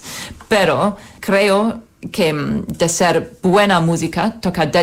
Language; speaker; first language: Spanish; non-native, fluent; English